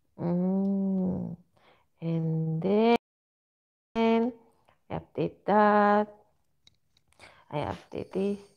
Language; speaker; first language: English; non-native, learner; Filipino